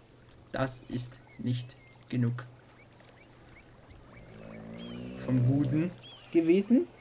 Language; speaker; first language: German; native; German